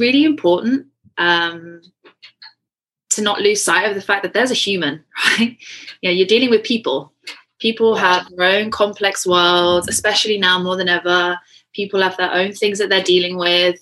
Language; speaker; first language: English; native; English